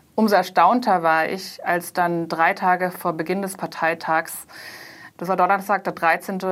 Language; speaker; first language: German; non-native, fluent; Chinese